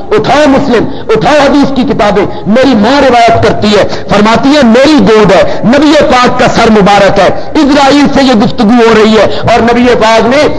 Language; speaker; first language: Urdu; non-native, local second language; Punjabi